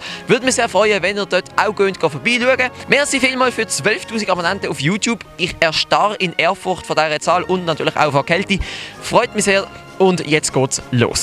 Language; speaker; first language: German; native; German